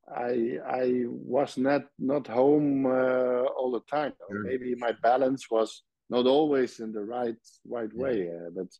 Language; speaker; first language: English; non-native, fluent; Dutch